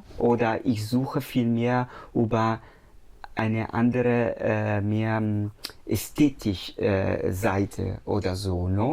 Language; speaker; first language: German; non-native, fluent; Italian